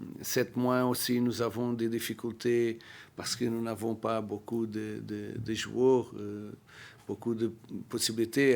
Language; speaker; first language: French; non-native, learner; Portuguese